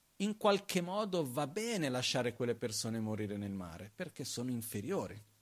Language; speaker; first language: Italian; non-native, fluent; Portuguese